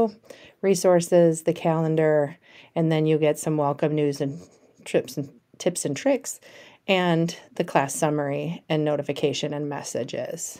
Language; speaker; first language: English; native; English